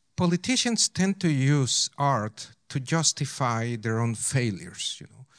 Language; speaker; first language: English; non-native, fluent; Spanish